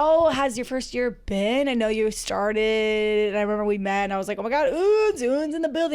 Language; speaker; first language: English; native; English